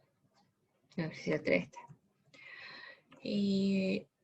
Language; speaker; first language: Spanish; native; Spanish